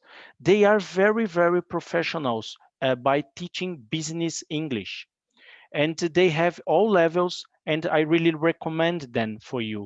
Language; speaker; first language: English; non-native, fluent; Portuguese